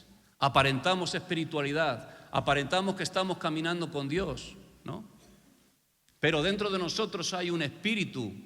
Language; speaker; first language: Spanish; native; Spanish